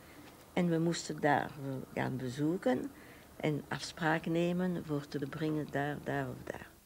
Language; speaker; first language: Dutch; non-native, local second language; French